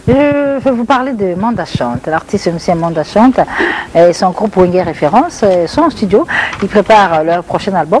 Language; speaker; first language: French; non-native, local second language; Lingala